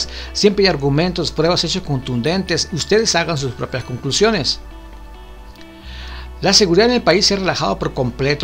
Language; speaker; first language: Spanish; native; Spanish